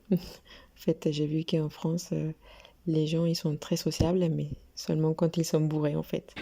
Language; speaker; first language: French; non-native, fluent; Spanish